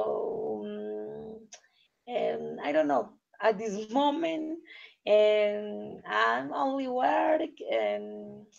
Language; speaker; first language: English; non-native, learner; Spanish